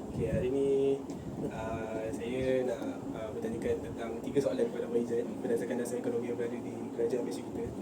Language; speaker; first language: Malay; native; Malay